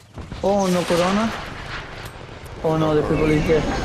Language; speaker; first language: English; non-native, learner; Spanish